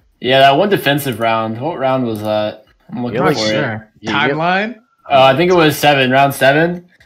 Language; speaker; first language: English; native; English